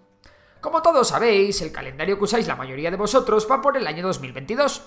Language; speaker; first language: Spanish; native; Spanish